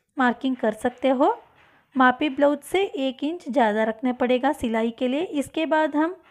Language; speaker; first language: Hindi; non-native, local second language; Kannada